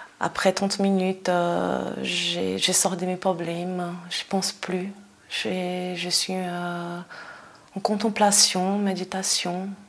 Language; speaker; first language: French; non-native, fluent; Portuguese